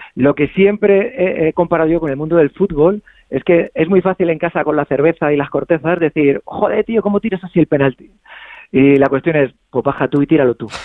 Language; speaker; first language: Spanish; native; Spanish